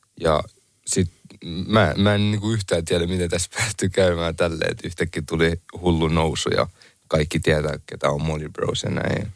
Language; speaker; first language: Finnish; early bilingual, other home language; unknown